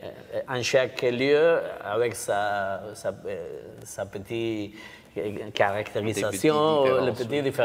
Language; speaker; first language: French; non-native, learner; Basque